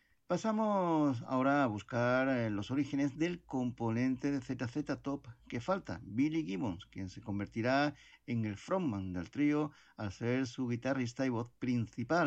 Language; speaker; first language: Spanish; native; Spanish